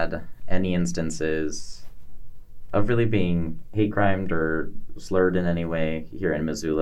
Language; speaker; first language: English; native; English